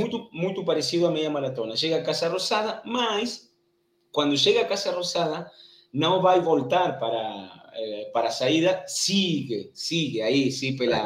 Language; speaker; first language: Portuguese; non-native, learner; Spanish